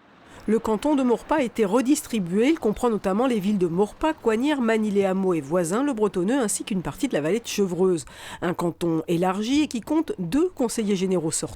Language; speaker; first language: French; native; French